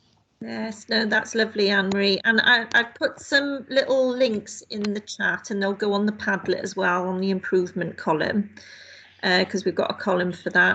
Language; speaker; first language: English; native; English